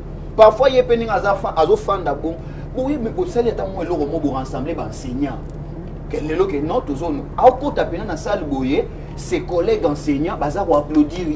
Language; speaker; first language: French; non-native, local second language; Lingala